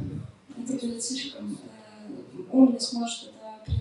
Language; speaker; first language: Russian; native; Russian